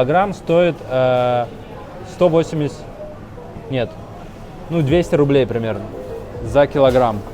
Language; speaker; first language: Russian; native; Russian